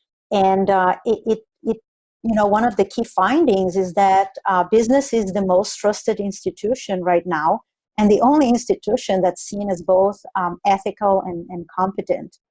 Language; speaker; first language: English; non-native, fluent; Spanish